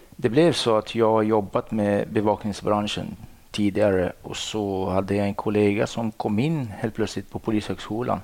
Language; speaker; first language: Swedish; non-native, fluent; Arabic